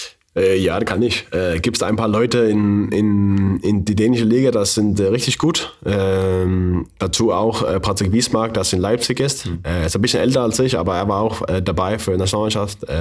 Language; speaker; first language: German; non-native, learner; Faroese